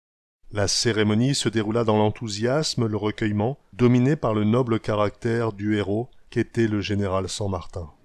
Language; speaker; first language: French; native; French